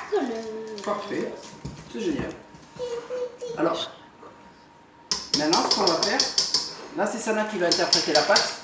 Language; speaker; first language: French; native; French